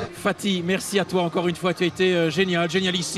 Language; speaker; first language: French; native; French